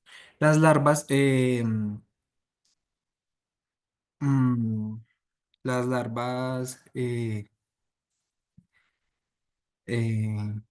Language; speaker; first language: Spanish; native; Spanish